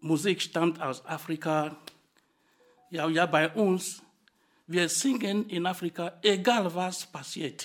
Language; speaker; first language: German; non-native, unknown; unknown